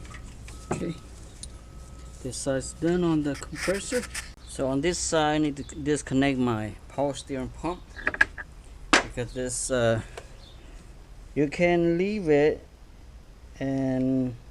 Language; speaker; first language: English; non-native, fluent; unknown